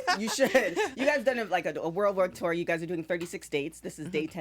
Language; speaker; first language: English; native; English